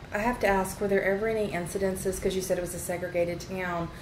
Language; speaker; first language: English; native; English